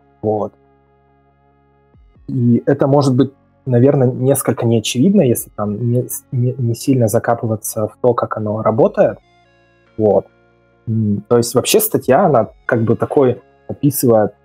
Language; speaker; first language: Russian; native; Russian